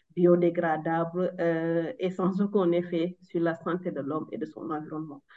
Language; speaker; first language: French; non-native, local second language; Wolof